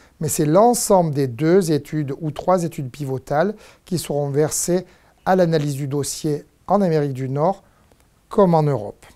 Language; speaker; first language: French; native; French